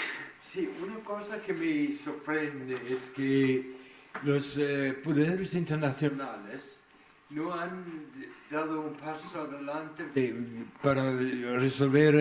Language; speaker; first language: Spanish; non-native, local second language; Catalan